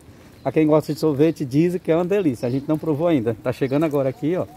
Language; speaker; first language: Portuguese; native; Portuguese